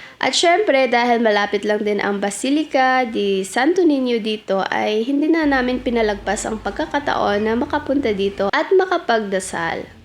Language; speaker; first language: Filipino; native; Filipino